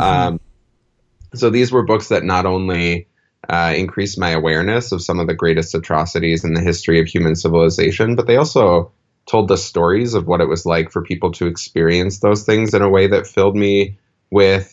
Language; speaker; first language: English; native; English